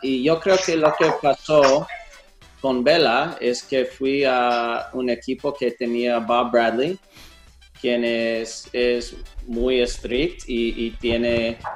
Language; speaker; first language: Spanish; non-native, fluent; English